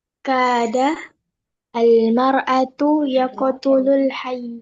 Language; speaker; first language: Arabic; non-native, learner; Indonesian